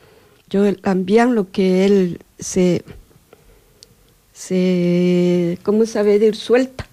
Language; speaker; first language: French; non-native, learner; Spanish